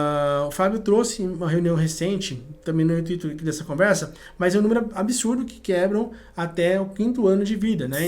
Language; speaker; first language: Portuguese; native; Portuguese